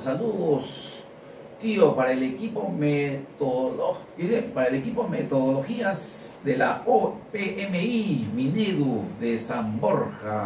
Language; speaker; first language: Spanish; native; Spanish